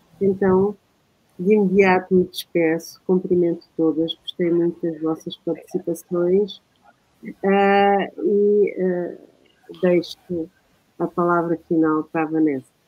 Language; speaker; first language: Portuguese; native; Portuguese